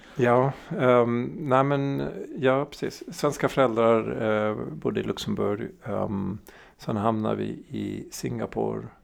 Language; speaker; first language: Swedish; early bilingual, heritage; Swedish